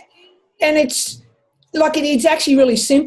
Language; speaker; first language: English; native; English